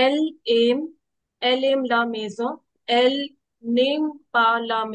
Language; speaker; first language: French; non-native, learner; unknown